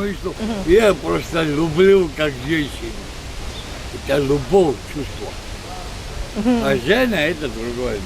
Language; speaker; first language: Russian; non-native, local second language; Georgian